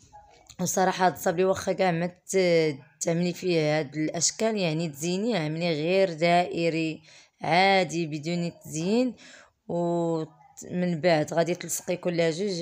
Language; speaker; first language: Arabic; native; Arabic